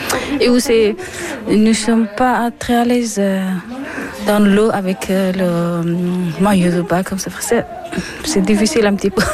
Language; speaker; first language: French; non-native, learner; Persian